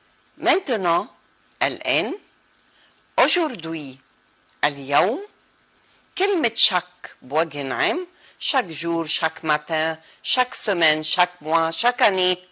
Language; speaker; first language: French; non-native, fluent; Arabic